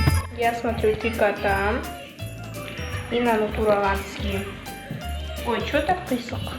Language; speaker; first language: Russian; non-native, local second language; Kazakh